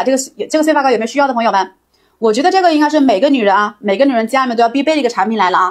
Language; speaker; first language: Chinese; native; Chinese